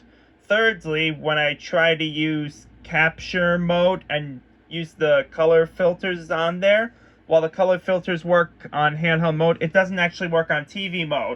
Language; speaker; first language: English; native; English